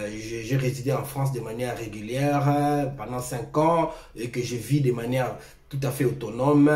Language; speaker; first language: French; non-native, local second language; Lingala